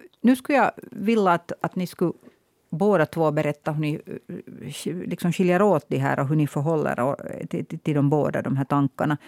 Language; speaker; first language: Swedish; native; Swedish